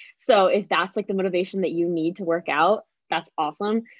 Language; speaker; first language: English; native; English